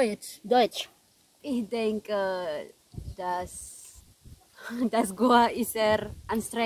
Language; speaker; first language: German; non-native, learner; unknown